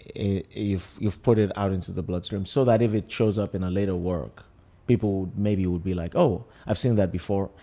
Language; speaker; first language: English; non-native, local second language; Yoruba